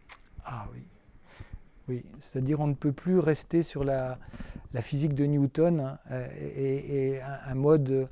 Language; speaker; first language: French; native; French